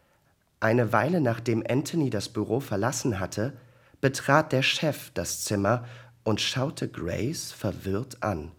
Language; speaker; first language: German; native; German